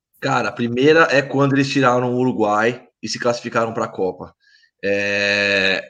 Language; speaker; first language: Portuguese; native; Portuguese